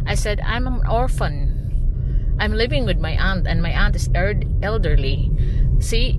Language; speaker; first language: English; non-native, local second language; Cebuano